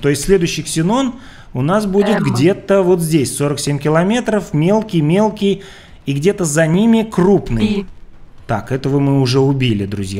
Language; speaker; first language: Russian; native; Russian